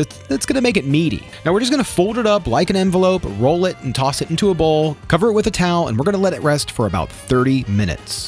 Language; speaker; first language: English; native; English